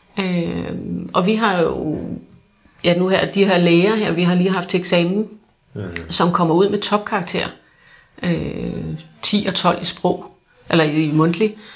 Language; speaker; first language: Danish; native; Danish